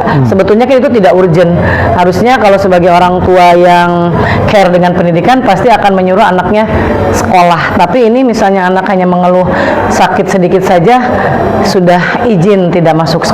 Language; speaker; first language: Indonesian; native; Indonesian